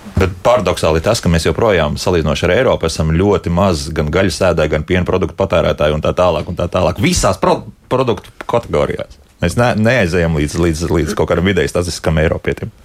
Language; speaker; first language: Latvian; native; Latvian